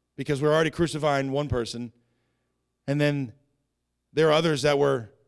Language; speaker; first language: English; native; English